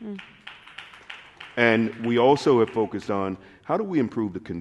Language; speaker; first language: English; native; English